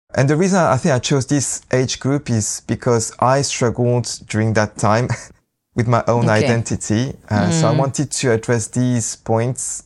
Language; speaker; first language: English; non-native, fluent; French